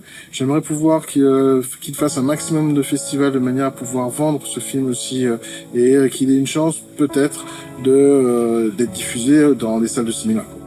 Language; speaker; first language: French; native; French